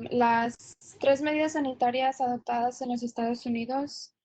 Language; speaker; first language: Spanish; non-native, fluent; English